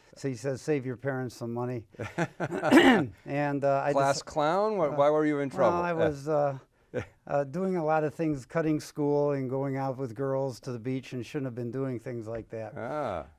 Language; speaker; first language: English; native; English